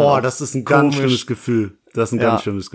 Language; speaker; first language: German; native; German